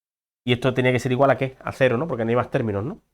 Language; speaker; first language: Spanish; native; Spanish